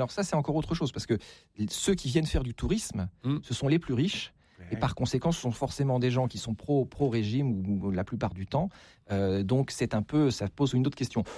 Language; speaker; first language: French; native; French